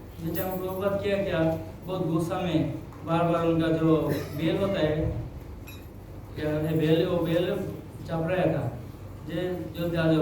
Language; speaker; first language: Hindi; non-native, local second language; Bangla